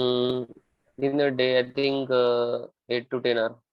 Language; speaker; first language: English; non-native, local second language; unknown